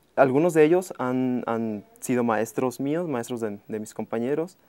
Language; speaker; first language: Spanish; native; Spanish